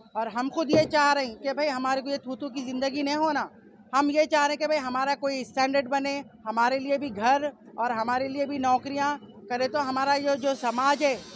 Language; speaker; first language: Hindi; non-native, local second language; Urdu